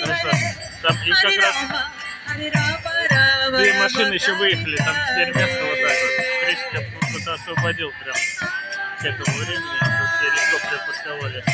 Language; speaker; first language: Russian; native; Russian